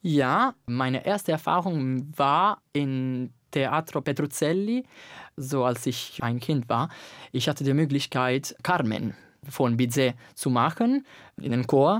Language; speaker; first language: German; non-native, fluent; Italian